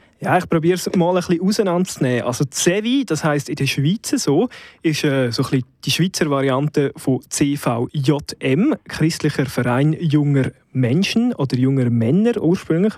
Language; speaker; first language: German; native; German